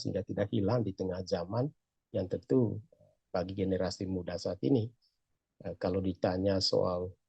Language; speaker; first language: Indonesian; native; Indonesian